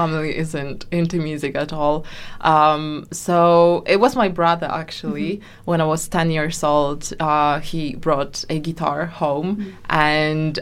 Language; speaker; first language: English; non-native, fluent; Polish